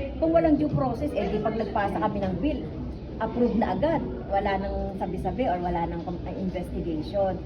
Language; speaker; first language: Filipino; native; Filipino